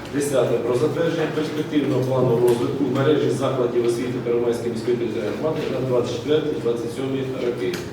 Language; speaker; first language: Ukrainian; native; Ukrainian